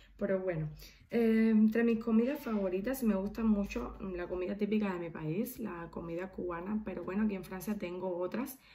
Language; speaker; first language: Spanish; native; Spanish